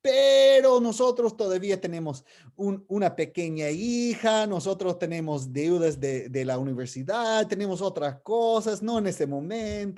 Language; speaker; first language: Spanish; non-native, fluent; English